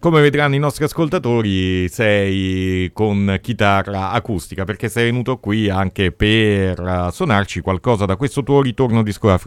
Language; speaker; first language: Italian; native; Italian